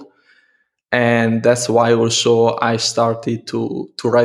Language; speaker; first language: English; non-native, fluent; Italian